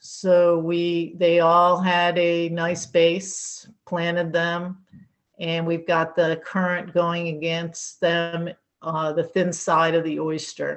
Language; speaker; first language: English; native; English